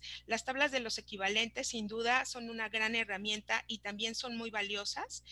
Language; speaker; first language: Spanish; native; Spanish